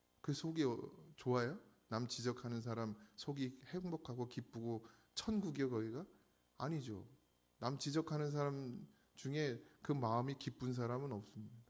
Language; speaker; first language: Korean; native; Korean